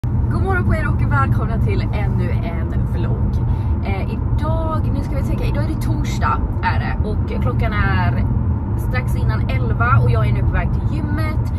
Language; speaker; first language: Swedish; native; Swedish